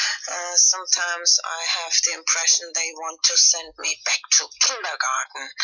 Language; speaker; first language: English; non-native, fluent; German